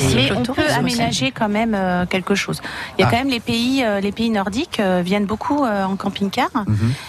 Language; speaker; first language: French; native; French